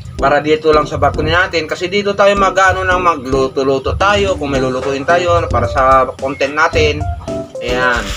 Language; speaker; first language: Filipino; non-native, local second language; Iloko